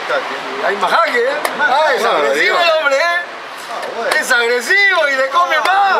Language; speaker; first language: Spanish; native; Spanish